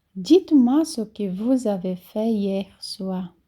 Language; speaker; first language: French; non-native, fluent; Portuguese